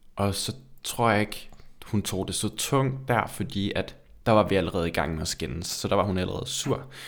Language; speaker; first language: Danish; early bilingual, other home language; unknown